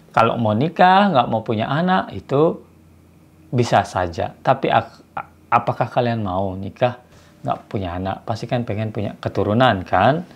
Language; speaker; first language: Indonesian; native; Indonesian